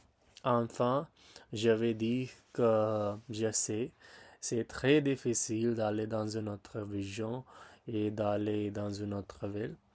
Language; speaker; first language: French; non-native, learner; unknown